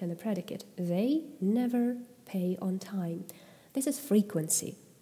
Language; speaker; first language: English; non-native, fluent; Russian